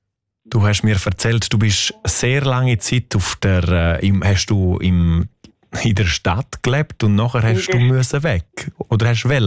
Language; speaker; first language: German; native; German